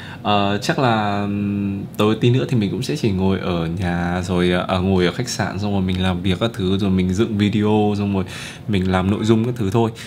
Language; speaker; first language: Vietnamese; native; Vietnamese